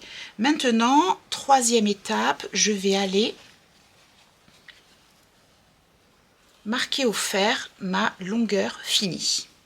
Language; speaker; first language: French; native; French